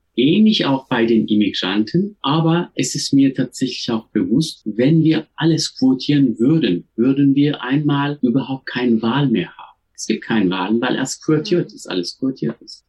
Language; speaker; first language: German; non-native, fluent; Turkish